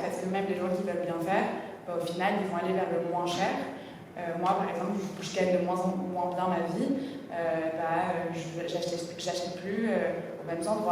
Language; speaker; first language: French; native; French